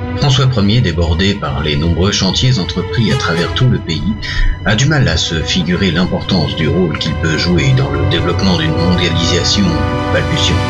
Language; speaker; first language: French; native; French